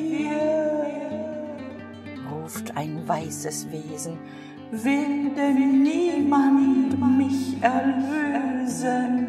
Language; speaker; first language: German; native; German